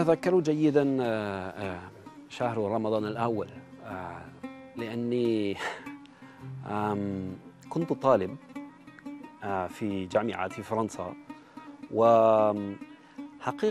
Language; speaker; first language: Arabic; non-native, fluent; French